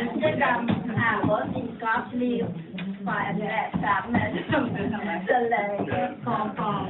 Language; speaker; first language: Danish; non-native, learner; Vietnamese